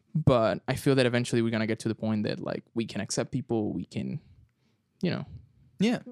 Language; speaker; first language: English; non-native, fluent; Spanish